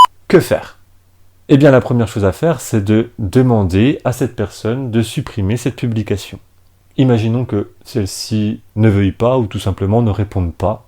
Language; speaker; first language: French; native; French